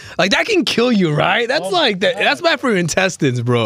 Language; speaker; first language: English; early bilingual, other home language; Spanish